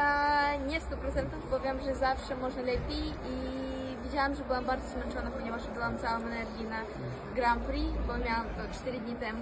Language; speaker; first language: Polish; non-native, fluent; Russian